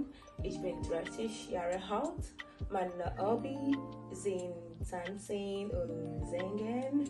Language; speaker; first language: German; non-native, learner; Yoruba